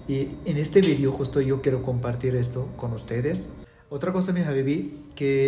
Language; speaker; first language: Spanish; non-native, fluent; Urdu